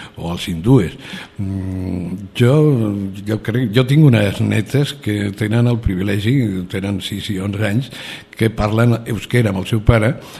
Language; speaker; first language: Catalan; non-native, local second language; Spanish